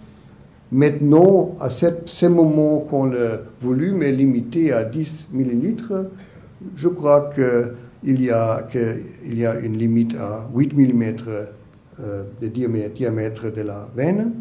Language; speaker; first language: French; non-native, learner; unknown